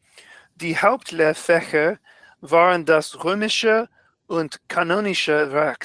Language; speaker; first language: German; non-native, learner; English